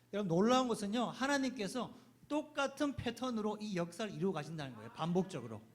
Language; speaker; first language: Korean; native; Korean